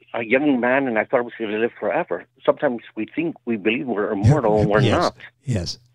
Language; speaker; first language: English; native; English